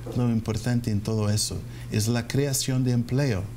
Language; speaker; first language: Spanish; non-native, fluent; English